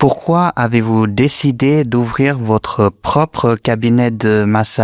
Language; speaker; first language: French; native; French